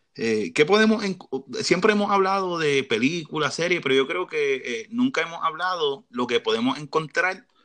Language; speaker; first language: Spanish; native; Spanish